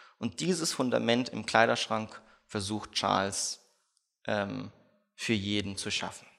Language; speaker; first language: German; early bilingual, other home language; Russian